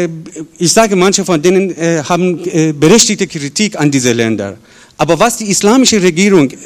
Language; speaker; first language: German; non-native, fluent; Persian